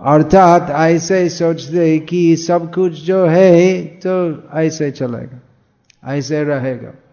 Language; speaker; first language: Hindi; non-native, fluent; English